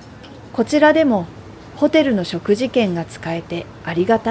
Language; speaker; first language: Japanese; native; Japanese